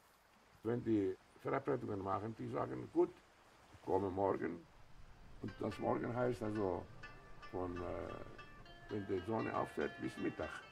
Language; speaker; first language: German; non-native, fluent; Greek